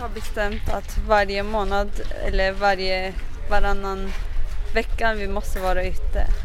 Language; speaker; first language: Swedish; non-native, learner; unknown